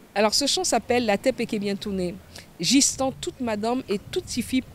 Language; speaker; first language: French; native; French